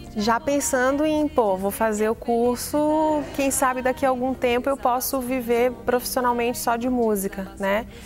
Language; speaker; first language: Portuguese; native; Portuguese